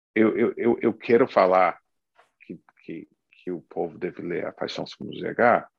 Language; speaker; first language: Portuguese; non-native, fluent; English